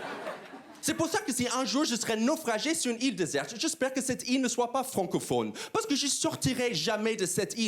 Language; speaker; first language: French; non-native, fluent; English